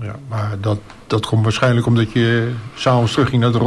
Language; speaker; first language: Dutch; native; Dutch